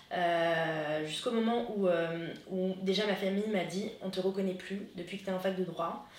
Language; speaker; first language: French; non-native, local second language; Arabic